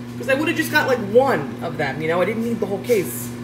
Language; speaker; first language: English; native; English